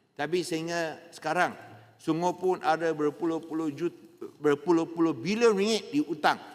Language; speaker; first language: Malay; non-native, local second language; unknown